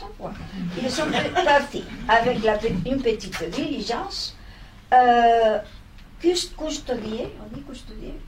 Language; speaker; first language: French; non-native, fluent; Spanish